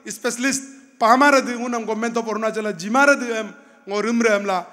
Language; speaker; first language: Hindi; non-native, local second language; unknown